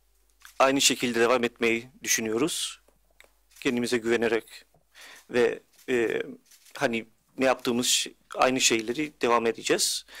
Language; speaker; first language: Turkish; early bilingual, heritage; Turkish